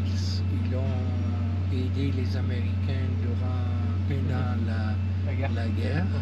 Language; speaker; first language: French; non-native, fluent; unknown